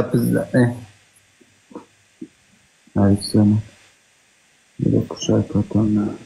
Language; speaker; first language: Russian; non-native, learner; Turkmen